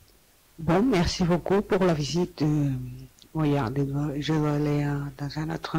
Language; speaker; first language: French; non-native, learner; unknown